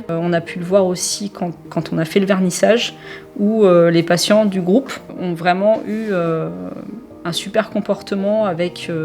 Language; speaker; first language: French; native; French